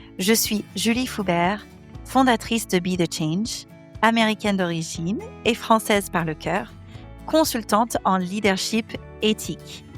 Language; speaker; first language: French; non-native, fluent; English